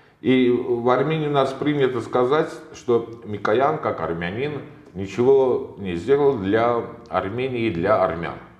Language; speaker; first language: Russian; non-native, local second language; Armenian